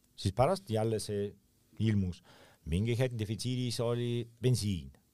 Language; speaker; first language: Estonian; non-native, local second language; Russian